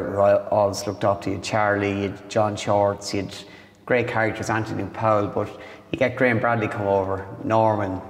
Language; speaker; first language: English; native; English